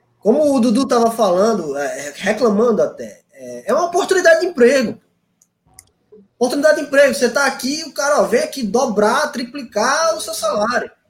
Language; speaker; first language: Portuguese; native; Portuguese